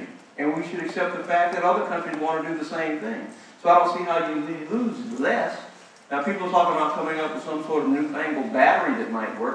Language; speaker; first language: English; native; English